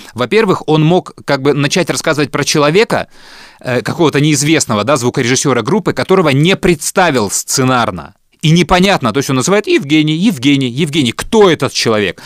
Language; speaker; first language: Russian; native; Russian